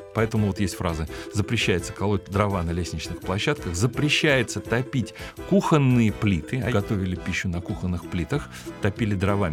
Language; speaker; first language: Russian; native; Russian